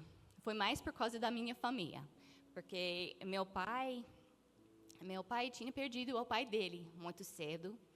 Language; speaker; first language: Portuguese; non-native, fluent; English